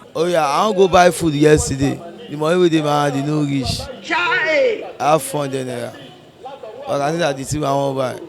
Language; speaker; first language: Nigerian Pidgin; non-native, local second language; Yoruba